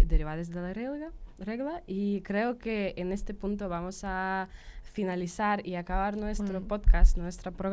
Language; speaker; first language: Spanish; non-native, fluent; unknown